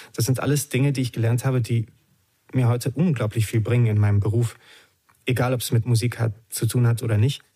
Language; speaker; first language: German; early bilingual, other home language; Romanian